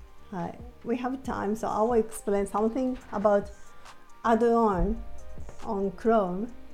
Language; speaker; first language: English; non-native, fluent; Japanese